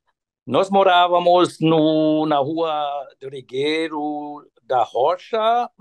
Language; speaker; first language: Portuguese; non-native, fluent; German